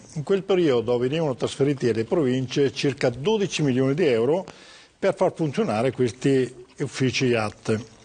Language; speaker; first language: Italian; native; Italian